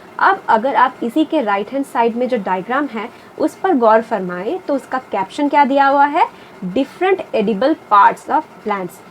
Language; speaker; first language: Hindi; non-native, local second language; Bangla